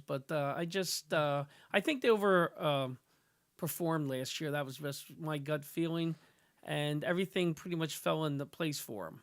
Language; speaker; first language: English; native; English